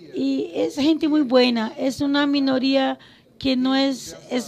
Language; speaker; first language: Spanish; non-native, fluent; Portuguese